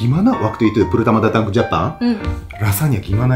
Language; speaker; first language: Indonesian; non-native, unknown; Japanese